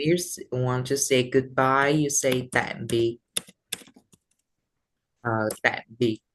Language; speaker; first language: English; non-native, learner; Vietnamese